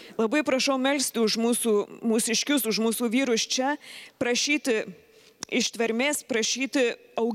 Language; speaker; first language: Lithuanian; native; Lithuanian